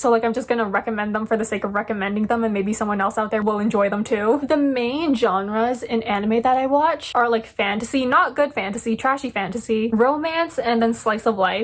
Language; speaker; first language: English; native; English